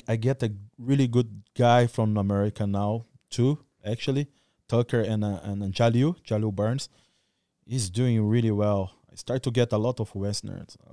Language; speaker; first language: English; non-native, learner; Portuguese